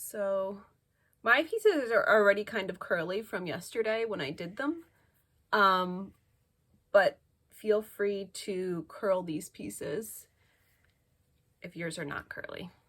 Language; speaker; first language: English; native; English